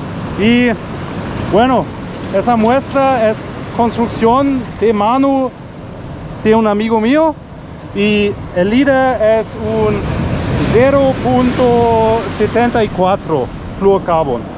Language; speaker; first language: Spanish; non-native, learner; German